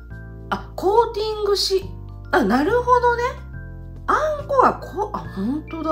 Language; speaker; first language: Japanese; native; Japanese